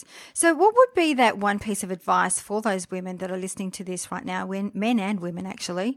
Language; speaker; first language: English; native; English